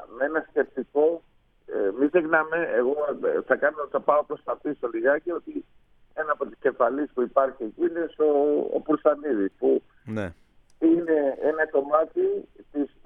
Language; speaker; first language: Greek; non-native, fluent; Spanish